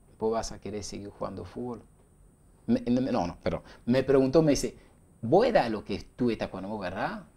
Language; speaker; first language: Spanish; non-native, learner; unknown